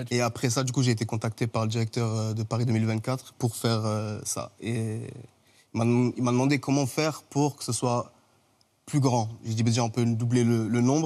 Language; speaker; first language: French; native; French